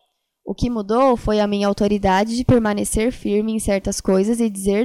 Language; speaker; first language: Portuguese; native; Portuguese